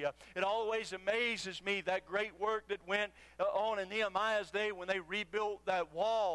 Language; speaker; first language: English; native; English